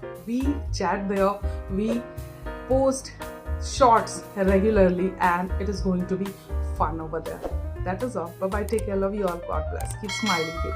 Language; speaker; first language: English; non-native, local second language; Hindi